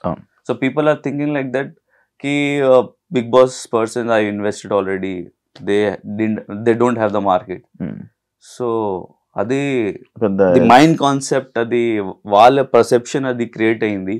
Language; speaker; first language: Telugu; non-native, learner; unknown